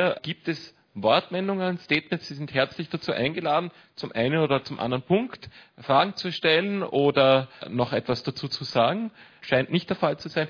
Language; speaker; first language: German; native; German